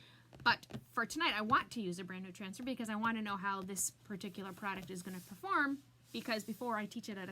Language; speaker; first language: English; native; English